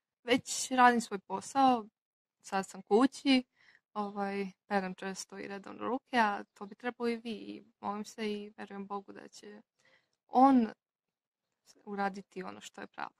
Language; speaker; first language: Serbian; non-native, local second language; Slovak